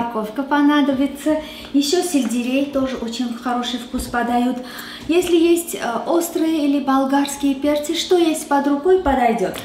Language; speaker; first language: Russian; non-native, fluent; Armenian